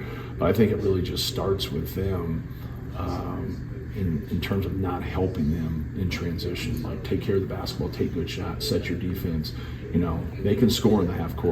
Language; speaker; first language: English; native; English